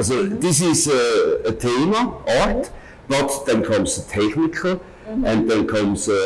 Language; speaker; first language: English; non-native, learner; German